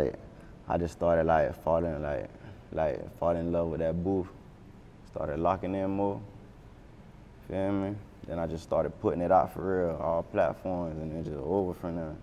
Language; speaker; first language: English; native; English